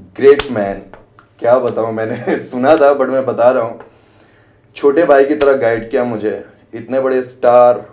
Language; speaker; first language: Hindi; native; Hindi